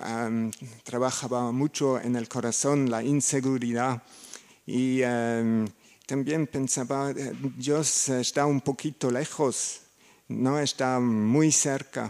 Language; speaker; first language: Spanish; non-native, learner; German